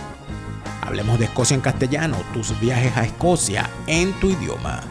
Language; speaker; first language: Spanish; native; Spanish